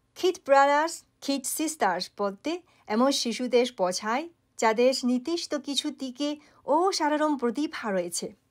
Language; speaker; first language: Bangla; non-native, fluent; Chinese